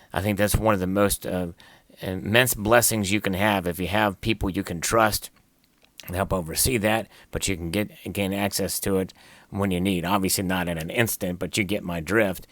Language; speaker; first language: English; native; English